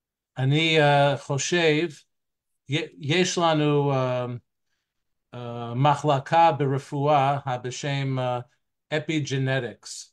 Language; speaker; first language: Hebrew; non-native, fluent; English